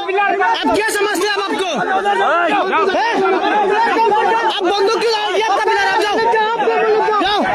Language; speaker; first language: Hindi; non-native, learner; Bangla